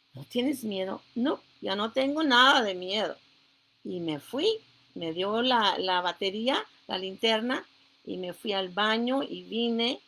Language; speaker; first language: Spanish; early bilingual, heritage; Spanish